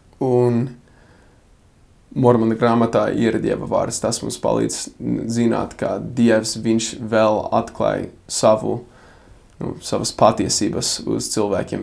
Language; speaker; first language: Latvian; non-native, fluent; English